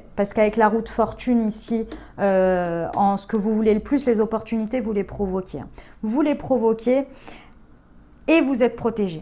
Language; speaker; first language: French; native; French